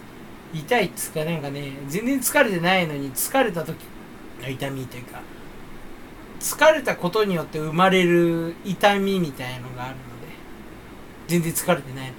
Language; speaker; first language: Japanese; native; Japanese